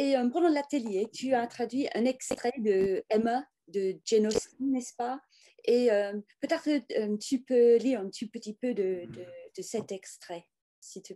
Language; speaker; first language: French; non-native, fluent; English